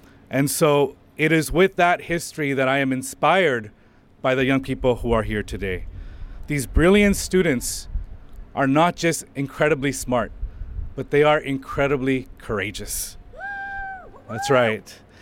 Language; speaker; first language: English; early bilingual, other home language; Spanish